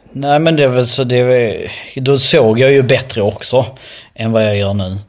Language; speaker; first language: Swedish; early bilingual, other home language; Albanian